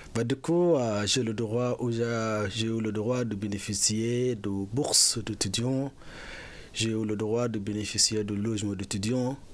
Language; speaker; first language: French; non-native, fluent; Arabic